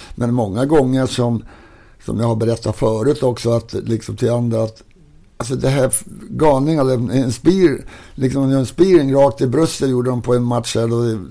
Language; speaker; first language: Swedish; native; Swedish